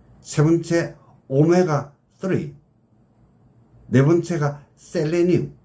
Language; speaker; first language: Korean; native; Korean